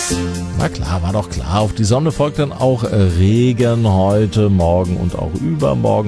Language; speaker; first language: German; native; German